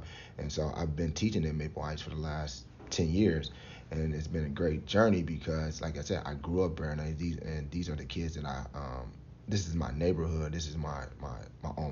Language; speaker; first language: English; native; English